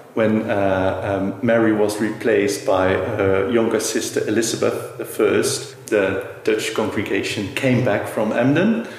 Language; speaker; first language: English; non-native, fluent; Dutch